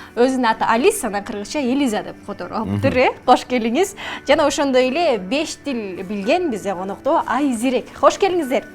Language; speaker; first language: Kyrgyz; native; Kyrgyz